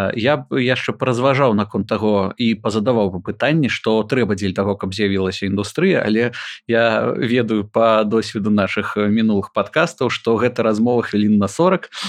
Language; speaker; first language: Belarusian; non-native, local second language; Russian